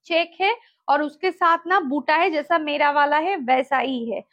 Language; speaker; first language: Hindi; non-native, local second language; Bangla